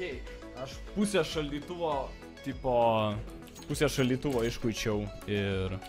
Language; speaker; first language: Lithuanian; native; Lithuanian